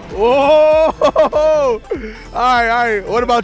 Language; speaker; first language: English; native; English